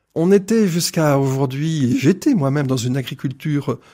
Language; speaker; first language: French; native; French